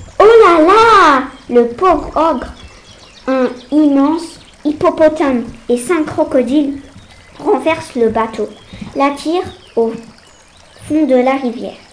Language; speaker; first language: French; native; French